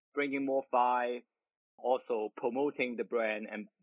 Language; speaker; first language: English; non-native, local second language; Cantonese